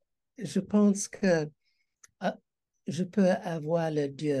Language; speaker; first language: French; non-native, learner; English